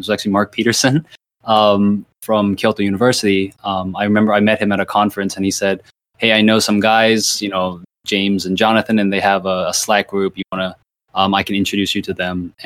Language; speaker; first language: English; early bilingual, other home language; Thai